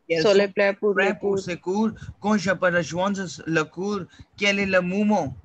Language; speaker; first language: French; non-native, fluent; Hindi